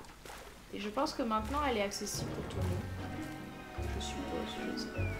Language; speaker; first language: French; native; French